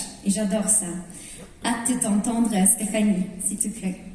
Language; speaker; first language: French; non-native, fluent; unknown